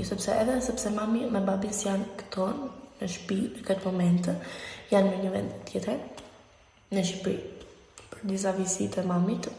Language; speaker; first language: Albanian; early bilingual, heritage; Albanian